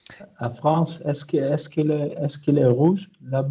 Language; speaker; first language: French; non-native, learner; Arabic